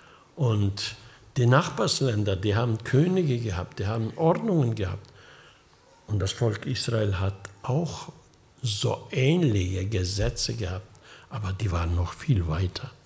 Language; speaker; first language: German; early bilingual, heritage; German